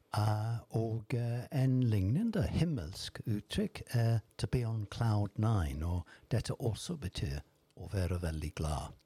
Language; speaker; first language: Norwegian; non-native, fluent; English